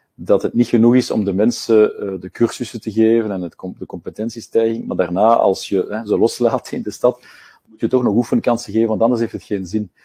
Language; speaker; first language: Dutch; native; Dutch